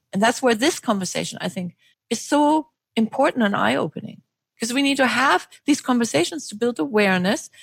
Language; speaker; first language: English; non-native, fluent; German